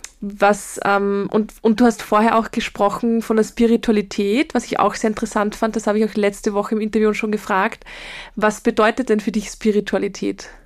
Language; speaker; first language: German; native; German